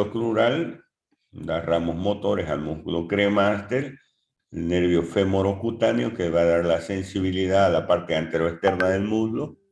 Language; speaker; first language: Spanish; native; Spanish